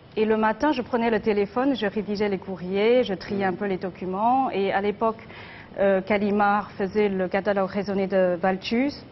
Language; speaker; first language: French; non-native, fluent; Chinese